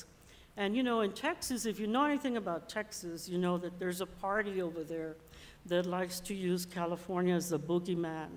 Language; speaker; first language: English; native; English